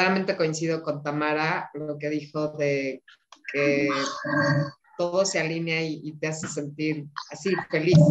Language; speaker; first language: Spanish; native; Spanish